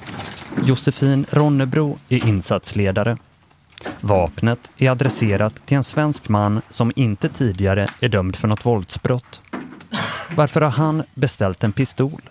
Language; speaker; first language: Swedish; native; Swedish